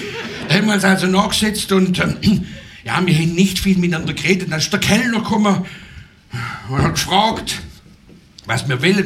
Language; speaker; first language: German; native; German